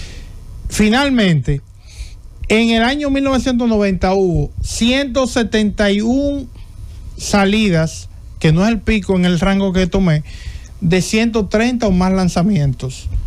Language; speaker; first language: Spanish; native; Spanish